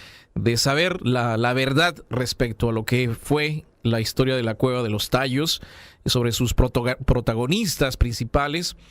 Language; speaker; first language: Spanish; native; Spanish